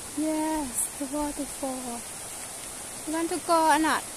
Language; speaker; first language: English; non-native, learner; Thai